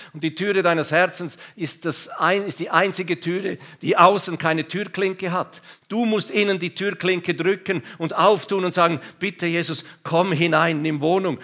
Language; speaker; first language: German; non-native, local second language; Romansh